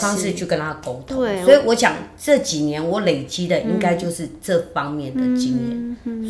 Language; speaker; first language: Chinese; native; Chinese